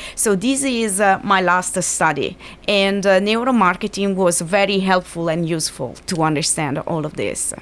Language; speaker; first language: English; non-native, fluent; Italian